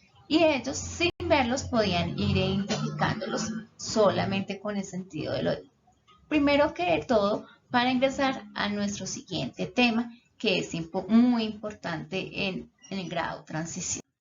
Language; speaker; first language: Spanish; native; Spanish